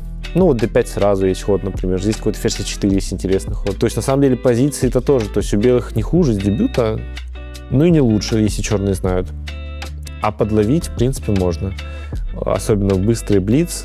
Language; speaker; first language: Russian; native; Russian